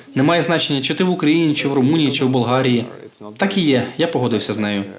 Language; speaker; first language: Ukrainian; non-native, fluent; Bulgarian